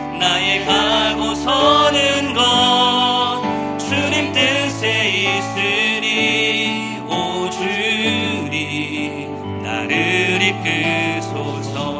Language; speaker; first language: Korean; native; Korean